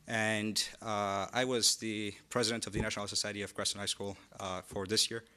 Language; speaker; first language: English; non-native, fluent; Amharic